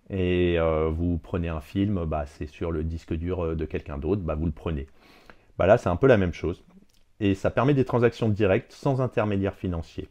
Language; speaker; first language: French; native; French